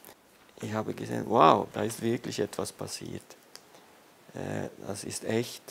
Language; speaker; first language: German; non-native, fluent; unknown